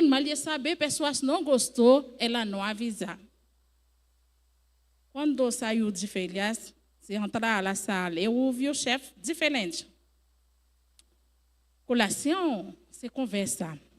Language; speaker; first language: Portuguese; non-native, learner; French